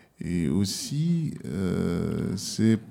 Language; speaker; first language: French; non-native, learner; Portuguese